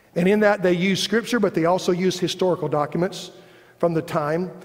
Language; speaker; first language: English; native; English